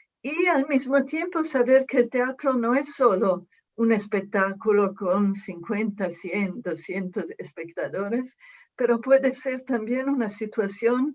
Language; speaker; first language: Spanish; non-native, fluent; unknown